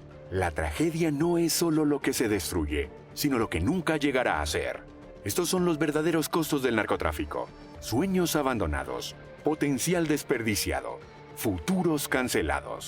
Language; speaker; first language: Spanish; native; Spanish